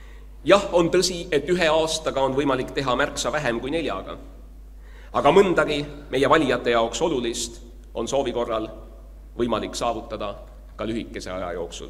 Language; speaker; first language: Estonian; native; Estonian